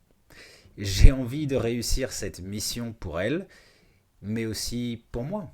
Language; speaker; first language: French; native; French